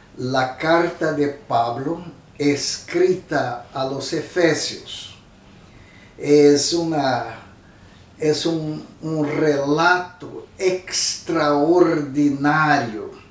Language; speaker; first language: Spanish; non-native, fluent; Portuguese